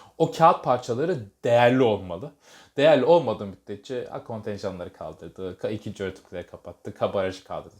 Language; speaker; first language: Turkish; native; Turkish